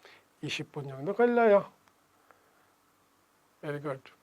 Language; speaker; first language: Korean; non-native, fluent; Bangla